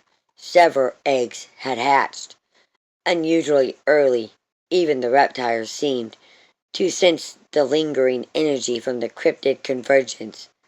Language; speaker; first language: English; native; English